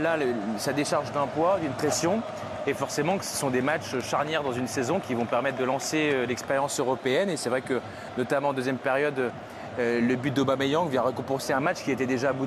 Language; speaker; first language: French; native; French